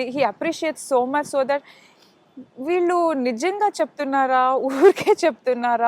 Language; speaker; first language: Telugu; non-native, learner; Kannada